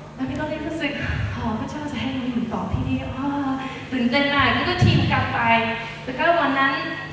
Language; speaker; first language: Thai; non-native, fluent; English